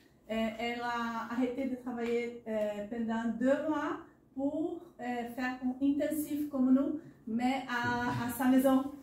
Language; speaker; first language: French; non-native, learner; Portuguese